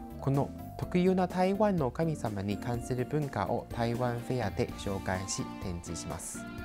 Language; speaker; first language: Japanese; non-native, fluent; Chinese